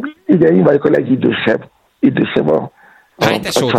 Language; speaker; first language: Hungarian; non-native, fluent; Yoruba